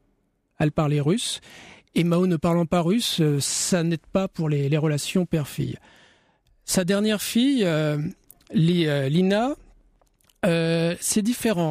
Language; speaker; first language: French; native; French